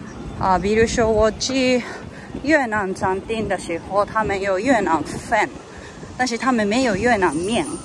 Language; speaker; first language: Chinese; non-native, learner; Japanese